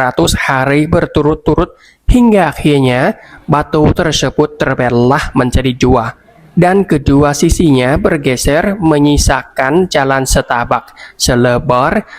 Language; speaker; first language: Indonesian; non-native, fluent; Vietnamese